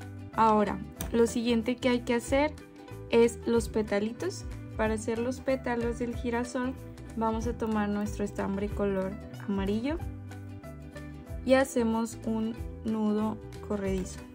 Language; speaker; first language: Spanish; native; Spanish